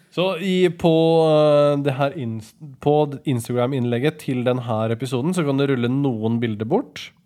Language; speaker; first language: Norwegian; native; Norwegian